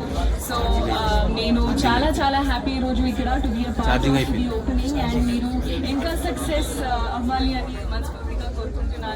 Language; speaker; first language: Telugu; non-native, learner; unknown